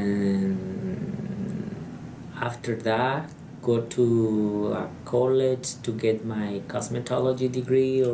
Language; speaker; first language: English; non-native, learner; Spanish